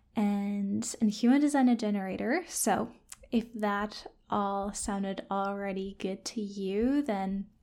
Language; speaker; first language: English; non-native, fluent; German